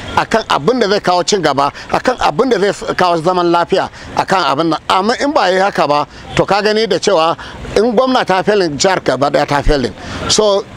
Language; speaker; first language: Hausa; non-native, local second language; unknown